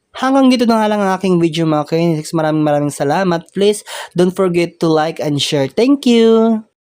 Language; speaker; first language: Filipino; non-native, local second language; Waray